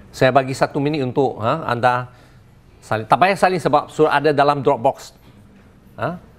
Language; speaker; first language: Malay; non-native, local second language; Chinese